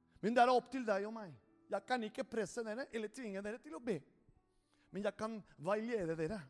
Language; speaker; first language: Norwegian; non-native, fluent; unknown